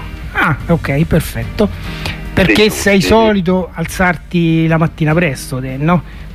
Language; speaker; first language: Italian; native; Italian